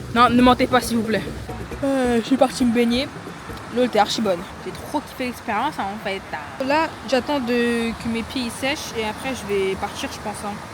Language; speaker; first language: French; native; French